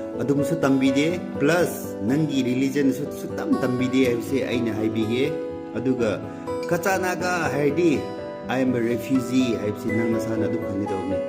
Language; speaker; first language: Manipuri; non-native, local second language; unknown